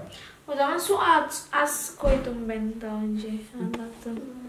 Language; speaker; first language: Turkish; non-native, learner; Indonesian